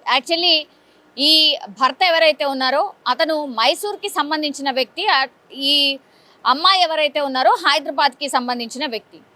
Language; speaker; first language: Telugu; native; Telugu